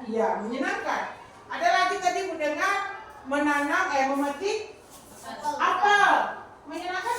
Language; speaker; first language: Indonesian; native; Indonesian